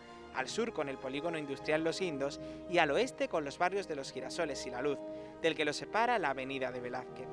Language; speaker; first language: Spanish; native; Spanish